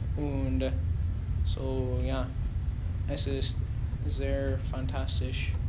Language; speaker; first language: German; non-native, learner; English